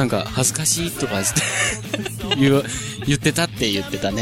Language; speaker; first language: Japanese; native; Japanese